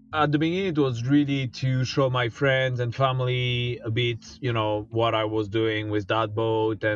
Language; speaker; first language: English; non-native, fluent; French